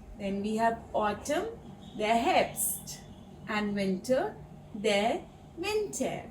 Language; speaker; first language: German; non-native, fluent; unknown